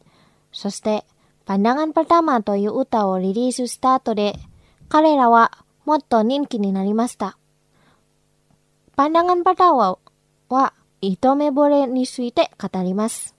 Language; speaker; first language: Japanese; non-native, fluent; Indonesian